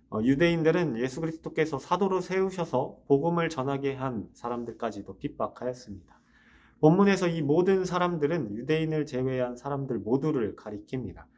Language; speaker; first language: Korean; native; Korean